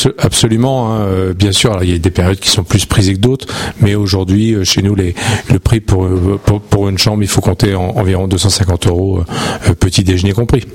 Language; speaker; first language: French; native; French